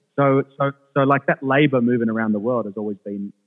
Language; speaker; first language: English; early bilingual, other home language; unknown